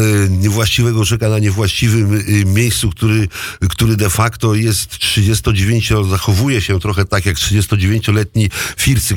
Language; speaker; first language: Polish; native; Polish